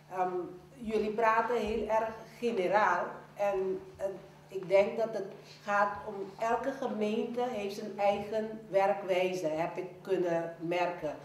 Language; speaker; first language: Dutch; non-native, local second language; Papiamento